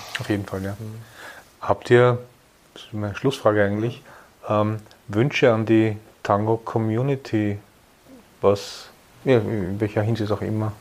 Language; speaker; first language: German; native; German